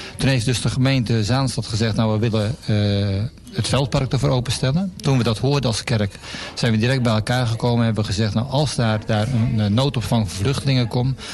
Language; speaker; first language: Dutch; native; Dutch